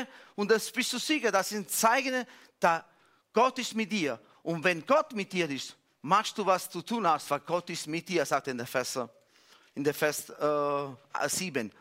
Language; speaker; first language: German; non-native, fluent; Italian